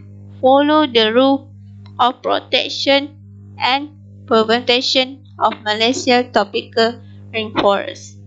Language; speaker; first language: English; non-native, local second language; Malay